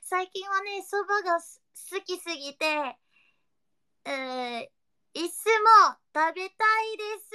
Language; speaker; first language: Japanese; non-native, learner; Indonesian